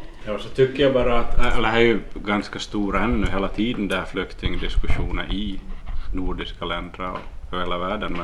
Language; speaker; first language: Swedish; native; Swedish